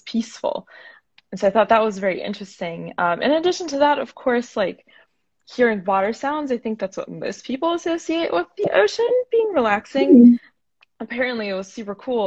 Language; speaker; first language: English; native; English